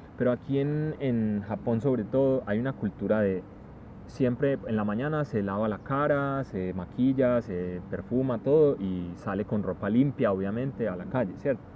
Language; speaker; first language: Spanish; native; Spanish